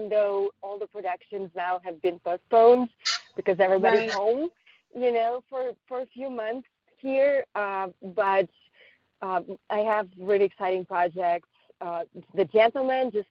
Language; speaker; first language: English; non-native, fluent; Russian